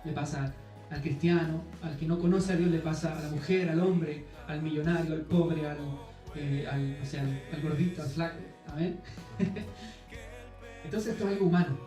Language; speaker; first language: Spanish; native; Spanish